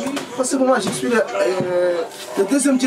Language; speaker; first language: French; non-native, local second language; Arabic